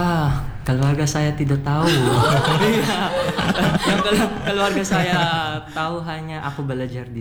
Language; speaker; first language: Indonesian; non-native, learner; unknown